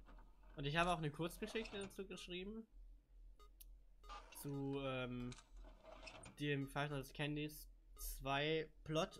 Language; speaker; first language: German; native; German